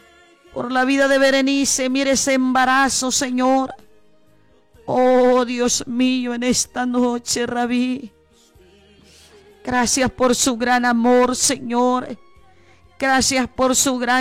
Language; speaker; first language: Spanish; native; Spanish